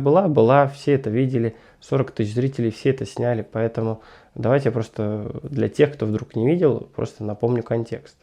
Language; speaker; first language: Russian; native; Russian